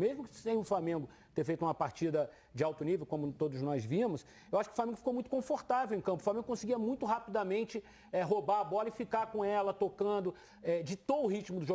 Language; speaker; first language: Portuguese; native; Portuguese